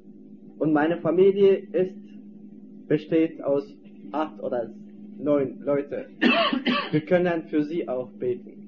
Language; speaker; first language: German; non-native, fluent; Turkish